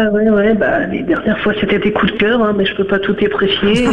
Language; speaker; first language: French; native; French